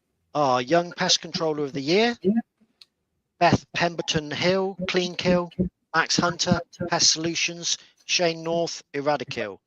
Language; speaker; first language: English; native; English